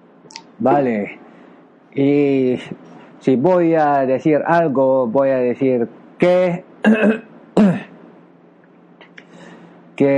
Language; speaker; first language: Spanish; non-native, learner; Filipino